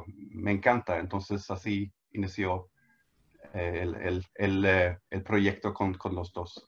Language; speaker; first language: Spanish; non-native, fluent; Swedish